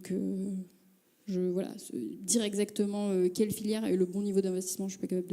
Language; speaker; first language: French; native; French